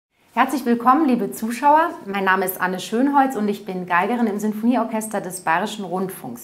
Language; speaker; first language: German; native; German